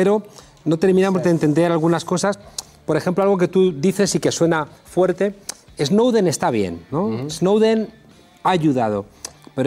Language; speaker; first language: Spanish; native; Spanish